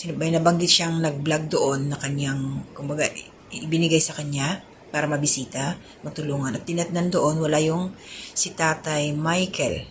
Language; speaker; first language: Filipino; native; Filipino